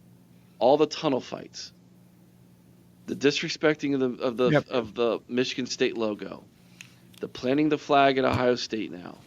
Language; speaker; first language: English; native; English